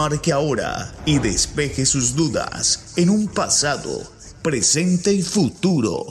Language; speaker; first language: Spanish; native; Spanish